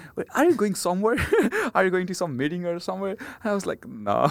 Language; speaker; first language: English; non-native, local second language; Nepali